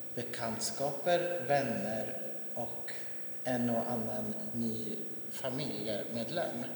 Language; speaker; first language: Swedish; native; Swedish